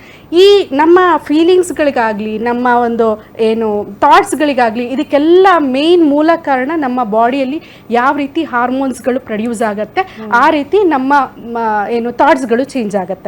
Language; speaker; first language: Kannada; native; Kannada